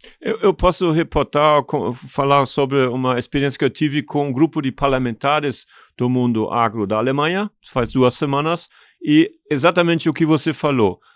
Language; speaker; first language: Portuguese; non-native, fluent; German